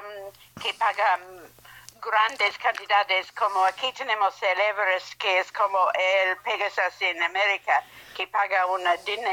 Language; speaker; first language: Spanish; non-native, fluent; English